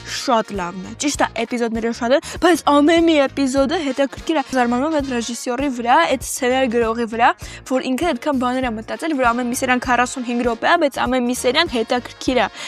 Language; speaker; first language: Armenian; early bilingual, heritage; Armenian